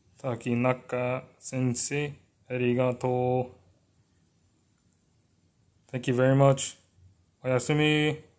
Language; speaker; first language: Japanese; non-native, learner; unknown